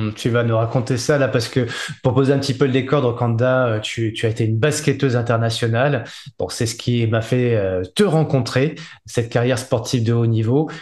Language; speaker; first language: French; native; French